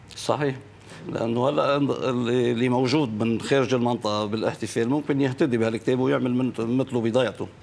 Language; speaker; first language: Arabic; native; Arabic